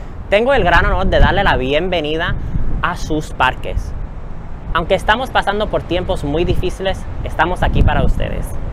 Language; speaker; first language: Spanish; early bilingual, heritage; Spanish